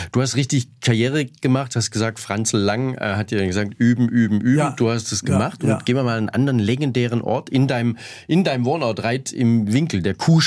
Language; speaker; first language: German; native; German